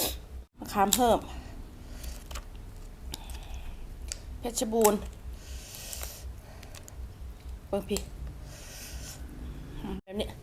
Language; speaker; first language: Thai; non-native, local second language; Northeastern Thai